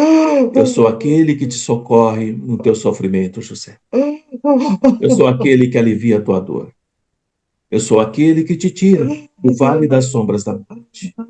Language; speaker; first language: Portuguese; native; Portuguese